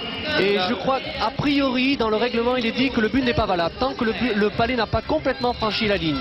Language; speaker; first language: French; native; French